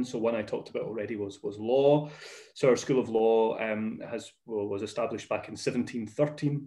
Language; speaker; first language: English; native; English